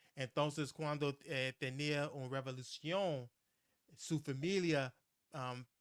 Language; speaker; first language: Spanish; non-native, learner; English